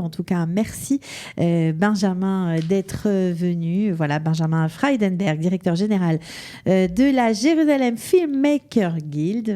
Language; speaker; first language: French; native; French